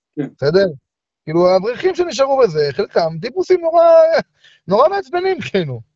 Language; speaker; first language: Hebrew; native; Hebrew